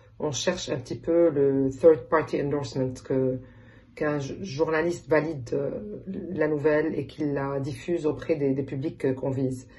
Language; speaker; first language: French; non-native, local second language; Arabic